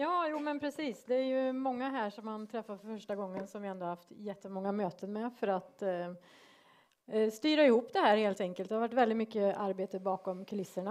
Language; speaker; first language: Swedish; native; Swedish